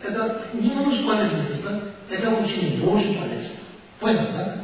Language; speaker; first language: Russian; non-native, learner; Tibetan